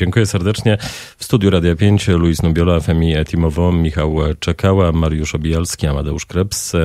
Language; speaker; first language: Polish; native; Polish